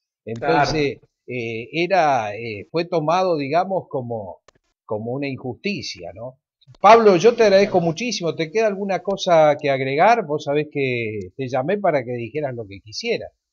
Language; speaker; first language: Spanish; native; Spanish